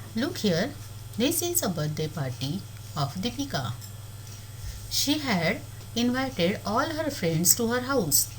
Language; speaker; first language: English; non-native, local second language; Marathi